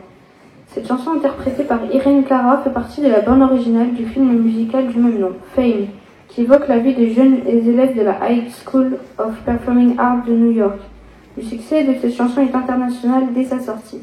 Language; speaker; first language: French; native; French